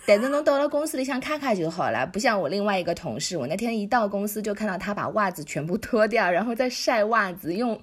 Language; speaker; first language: Chinese; native; Chinese